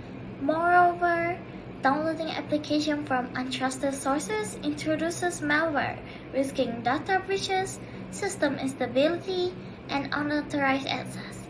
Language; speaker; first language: English; non-native, local second language; Malay